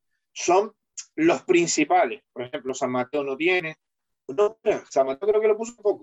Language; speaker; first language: Spanish; native; Spanish